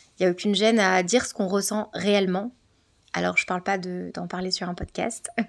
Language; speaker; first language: French; native; French